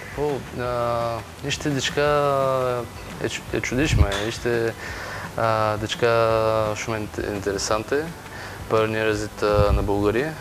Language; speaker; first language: Albanian; non-native, learner; Bulgarian